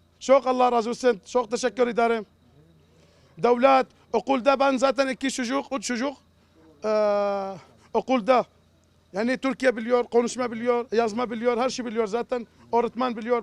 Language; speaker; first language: Turkish; non-native, learner; Arabic